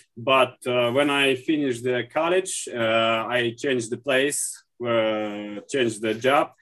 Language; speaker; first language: English; non-native, learner; Russian